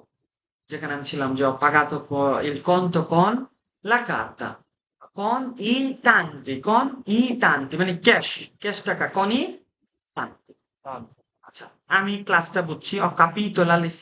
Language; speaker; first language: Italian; non-native, fluent; Bangla